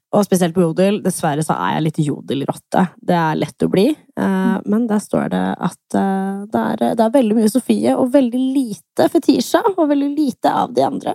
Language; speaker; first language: Norwegian; early bilingual, other home language; English